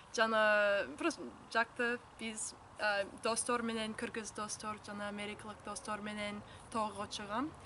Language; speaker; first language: Kyrgyz; non-native, learner; English